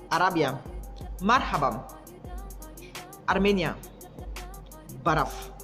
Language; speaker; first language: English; non-native, fluent; Papiamento